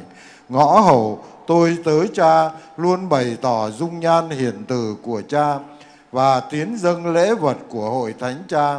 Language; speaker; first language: Vietnamese; native; Vietnamese